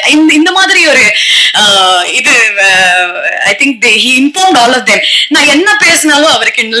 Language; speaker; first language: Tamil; non-native, learner; Kannada